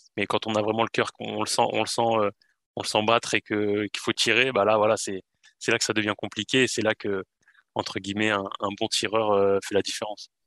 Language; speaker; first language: French; native; French